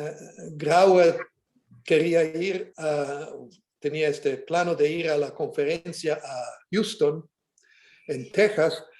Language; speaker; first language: Spanish; non-native, fluent; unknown